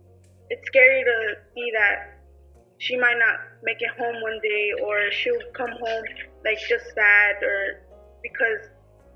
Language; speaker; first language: English; early bilingual, other home language; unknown